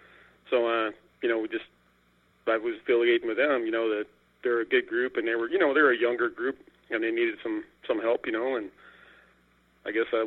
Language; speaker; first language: English; native; English